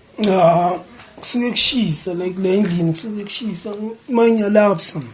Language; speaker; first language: Zulu; non-native, local second language; Xhosa